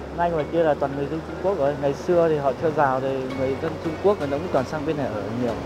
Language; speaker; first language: Vietnamese; non-native, local second language; Hmong